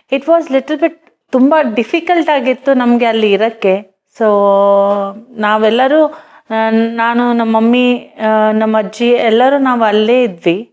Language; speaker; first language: Kannada; early bilingual, other home language; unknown